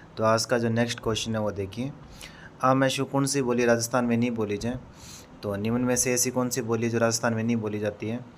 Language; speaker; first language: Hindi; native; Hindi